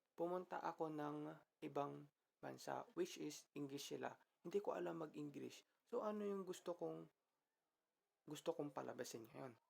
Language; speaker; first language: Filipino; non-native, local second language; Iloko